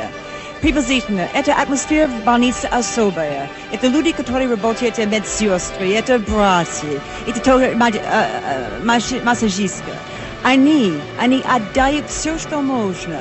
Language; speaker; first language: Russian; non-native, learner; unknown